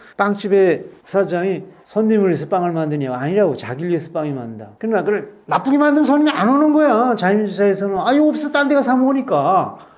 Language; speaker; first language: Korean; native; Korean